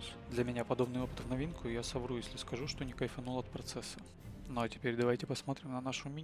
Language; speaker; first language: Russian; native; Russian